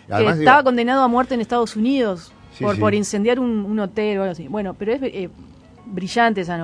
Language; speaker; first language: Spanish; native; Spanish